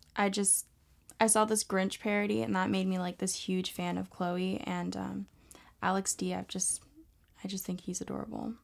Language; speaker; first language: English; native; English